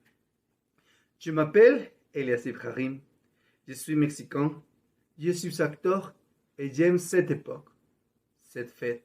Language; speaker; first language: French; non-native, learner; Spanish